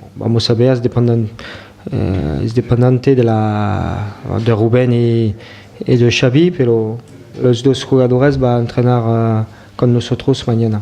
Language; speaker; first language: Spanish; non-native, fluent; French